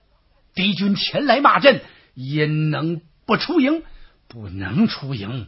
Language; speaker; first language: Chinese; native; Chinese